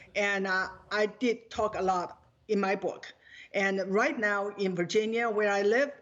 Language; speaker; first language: English; non-native, fluent; Chinese